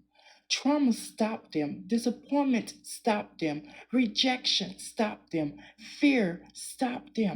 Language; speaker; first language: English; native; English